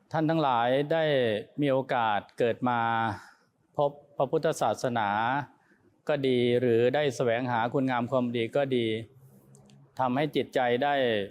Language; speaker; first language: Thai; native; Thai